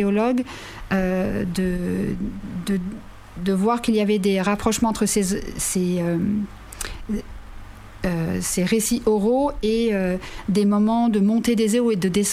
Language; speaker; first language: French; native; French